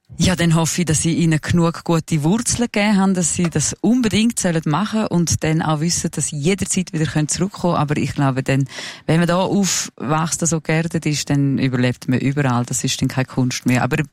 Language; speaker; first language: German; non-native, local second language; Romansh